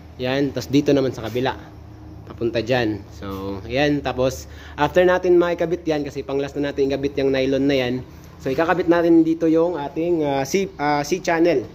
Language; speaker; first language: Filipino; non-native, local second language; Cebuano